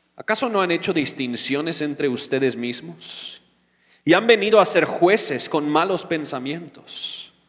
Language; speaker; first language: Spanish; non-native, fluent; English